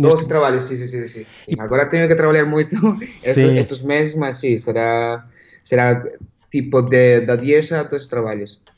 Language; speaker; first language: Portuguese; non-native, learner; Spanish